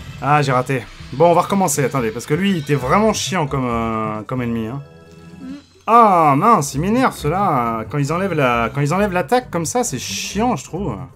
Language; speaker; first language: French; native; French